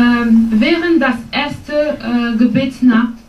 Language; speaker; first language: German; non-native, fluent; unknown